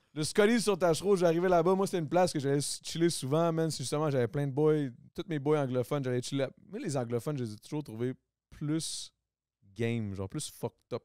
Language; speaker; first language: French; native; French